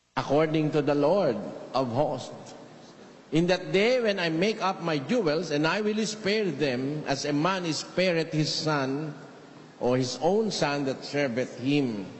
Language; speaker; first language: English; non-native, local second language; Filipino